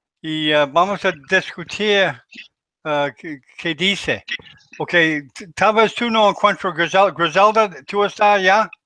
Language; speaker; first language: Spanish; non-native, learner; English